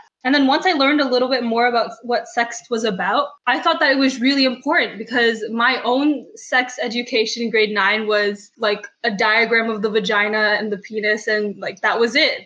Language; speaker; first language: English; native; English